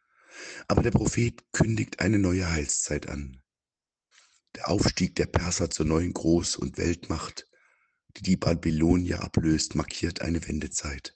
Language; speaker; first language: German; native; German